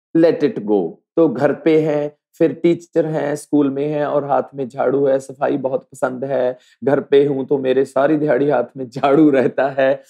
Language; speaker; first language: Hindi; native; Hindi